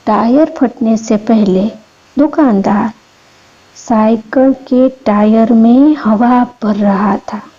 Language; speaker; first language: Hindi; non-native, local second language; Gujarati